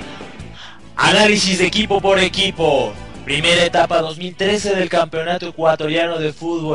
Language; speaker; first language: Spanish; native; Spanish